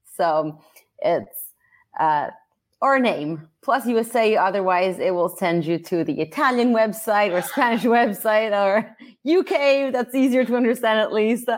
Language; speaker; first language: English; non-native, fluent; Italian